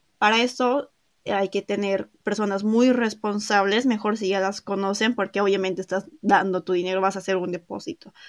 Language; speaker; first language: Spanish; native; Spanish